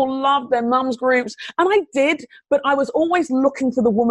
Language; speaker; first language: English; native; English